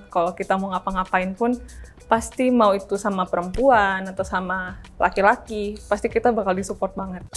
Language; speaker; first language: Indonesian; native; Indonesian